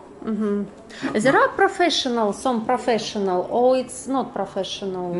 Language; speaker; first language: English; non-native, learner; Russian